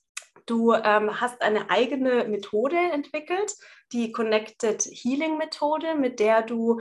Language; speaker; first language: German; native; German